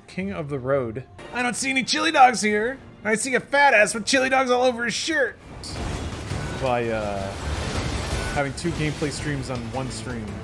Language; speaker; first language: English; native; English